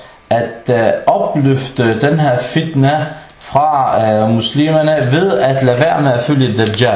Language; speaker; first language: Danish; early bilingual, other home language; Arabic